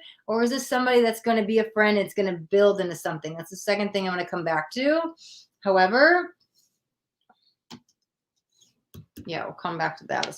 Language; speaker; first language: English; native; English